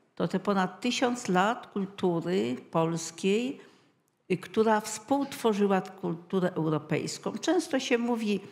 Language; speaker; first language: Polish; native; Polish